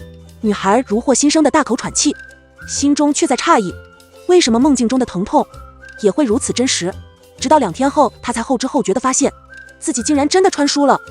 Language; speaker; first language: Chinese; native; Chinese